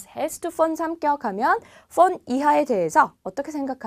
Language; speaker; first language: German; non-native, fluent; Korean